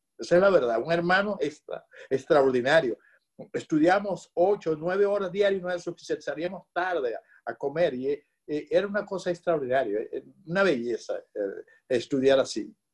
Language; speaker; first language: Spanish; native; Spanish